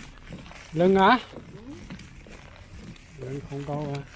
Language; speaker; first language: Vietnamese; non-native, learner; Chinese